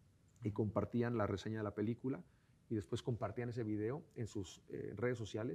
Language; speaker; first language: Spanish; native; Spanish